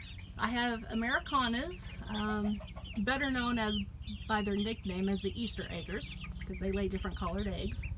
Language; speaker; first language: English; native; English